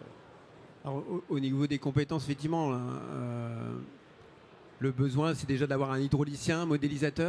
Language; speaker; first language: French; native; French